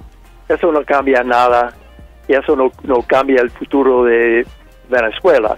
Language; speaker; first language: Spanish; non-native, fluent; English